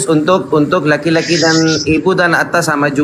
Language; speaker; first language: Indonesian; non-native, learner; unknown